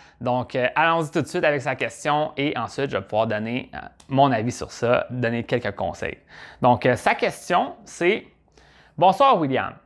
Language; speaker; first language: French; native; French